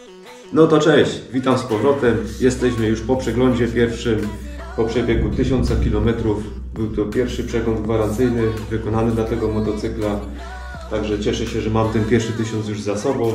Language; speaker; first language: Polish; native; Polish